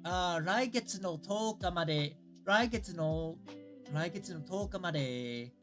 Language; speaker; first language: Japanese; non-native, learner; English